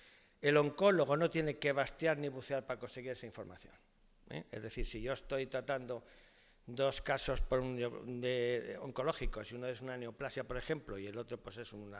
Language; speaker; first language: Spanish; native; Spanish